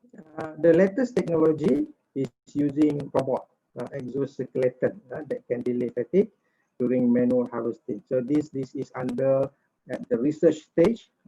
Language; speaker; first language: English; non-native, fluent; Malay